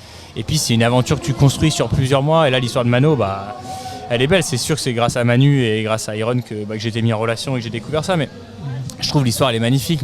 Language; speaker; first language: French; native; French